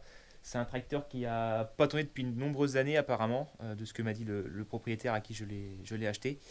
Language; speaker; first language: French; native; French